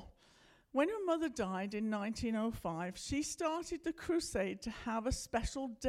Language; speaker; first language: English; native; English